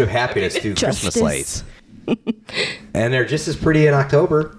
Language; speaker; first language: English; native; English